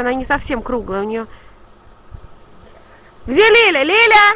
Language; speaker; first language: Russian; native; Russian